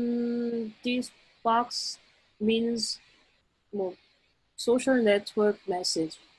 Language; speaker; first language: English; non-native, learner; Korean